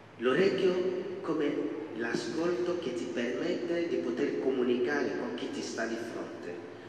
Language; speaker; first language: Italian; non-native, fluent; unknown